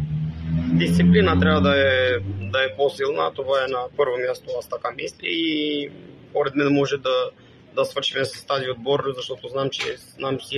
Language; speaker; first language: Bulgarian; non-native, fluent; Romanian